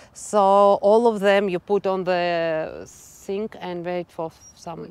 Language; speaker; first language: English; non-native, learner; Russian